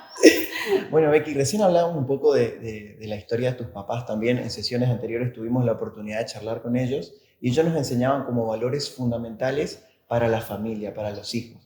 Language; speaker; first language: Spanish; native; Spanish